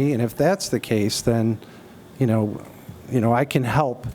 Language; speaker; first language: English; native; English